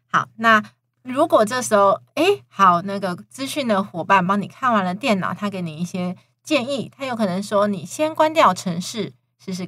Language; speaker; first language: Chinese; native; Chinese